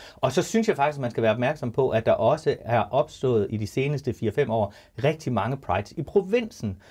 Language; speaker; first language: Danish; native; Danish